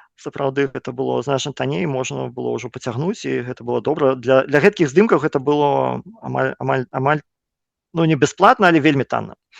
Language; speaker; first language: Belarusian; non-native, local second language; Russian